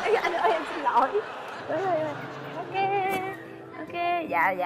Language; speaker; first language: Vietnamese; native; Vietnamese